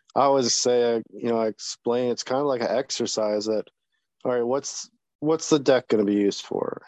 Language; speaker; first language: English; native; English